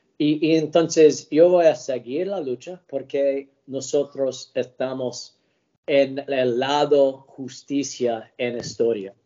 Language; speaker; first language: Spanish; early bilingual, heritage; English